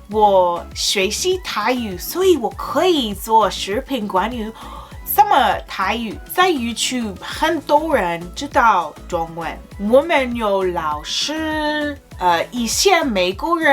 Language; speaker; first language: Chinese; non-native, learner; English